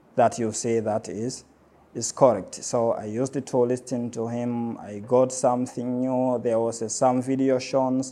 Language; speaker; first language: English; non-native, local second language; Swahili